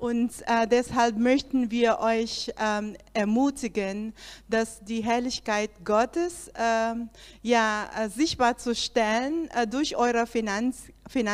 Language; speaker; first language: German; non-native, learner; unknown